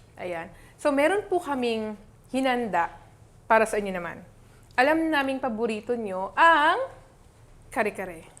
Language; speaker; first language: Filipino; non-native, local second language; Cebuano